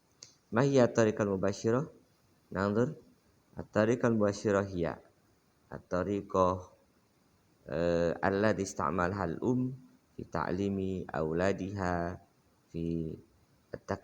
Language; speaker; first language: Arabic; non-native, fluent; Indonesian